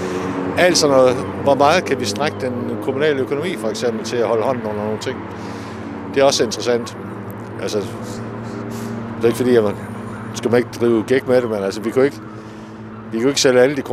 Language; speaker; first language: Danish; native; Danish